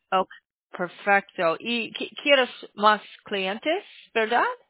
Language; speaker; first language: Spanish; non-native, learner; English